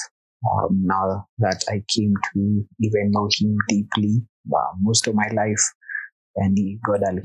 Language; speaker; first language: English; non-native, local second language; Swahili